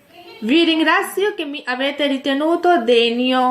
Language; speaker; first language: Italian; non-native, fluent; Urdu